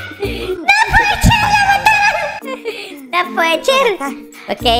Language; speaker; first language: Spanish; native; Spanish